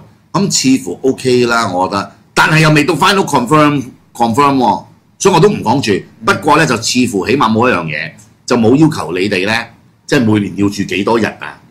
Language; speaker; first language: Cantonese; native; Cantonese